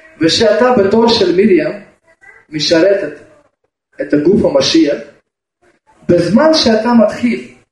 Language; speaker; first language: Hebrew; non-native, fluent; Russian